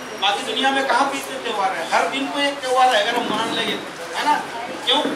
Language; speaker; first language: Hindi; non-native, local second language; Marathi